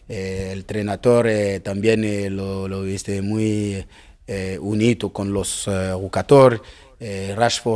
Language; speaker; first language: Spanish; non-native, learner; French